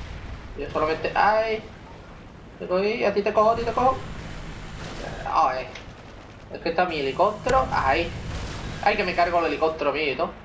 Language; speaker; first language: Spanish; native; Spanish